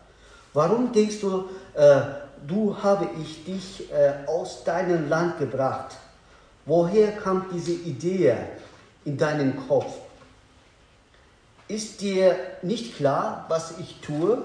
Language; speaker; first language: German; non-native, learner; Azerbaijani